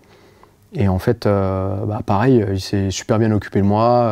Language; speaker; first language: French; native; French